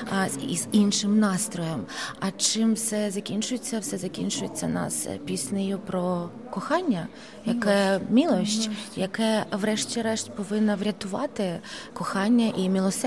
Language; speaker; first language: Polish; non-native, learner; Ukrainian